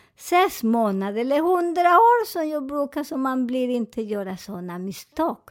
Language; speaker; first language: Swedish; non-native, fluent; Spanish